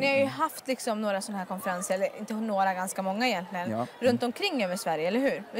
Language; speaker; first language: Swedish; native; Swedish